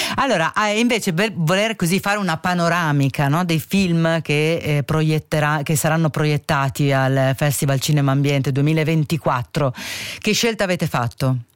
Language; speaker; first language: Italian; native; Italian